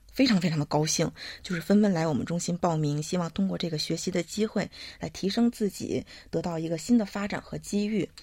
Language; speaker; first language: Chinese; native; Chinese